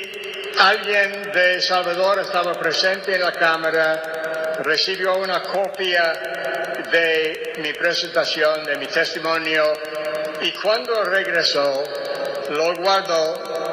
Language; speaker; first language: Spanish; non-native, fluent; English